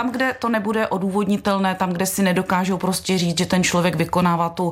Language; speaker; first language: Czech; native; Czech